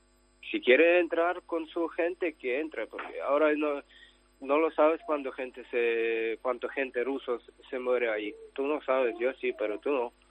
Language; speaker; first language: Spanish; non-native, learner; Ukrainian